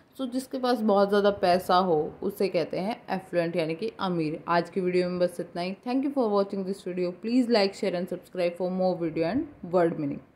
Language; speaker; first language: Hindi; native; Hindi